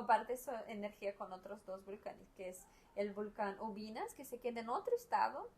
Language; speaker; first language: Spanish; non-native, fluent; Portuguese